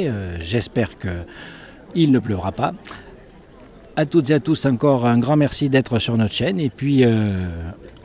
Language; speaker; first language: French; native; French